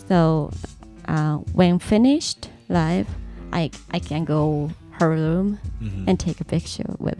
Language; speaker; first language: English; non-native, learner; Japanese